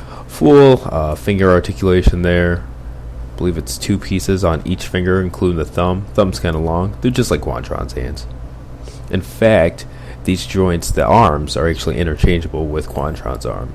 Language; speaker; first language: English; native; English